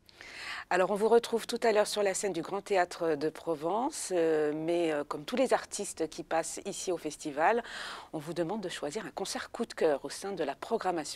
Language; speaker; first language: French; native; French